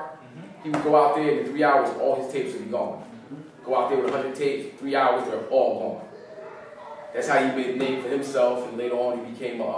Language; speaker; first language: English; native; English